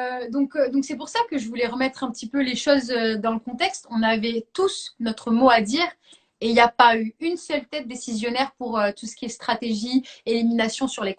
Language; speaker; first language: French; native; French